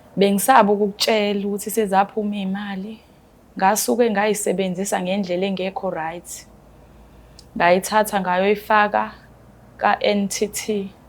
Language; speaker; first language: Zulu; native; Zulu